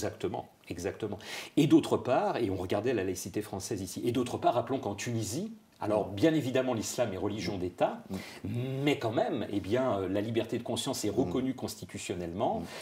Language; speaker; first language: French; native; French